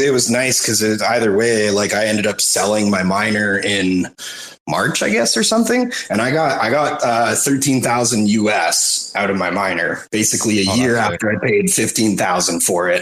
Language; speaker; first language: English; native; English